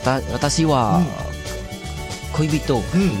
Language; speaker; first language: Japanese; non-native, learner; Khmer